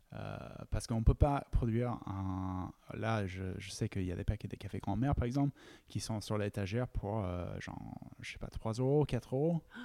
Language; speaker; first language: French; non-native, fluent; English